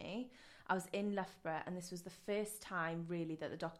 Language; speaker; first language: English; non-native, local second language; Welsh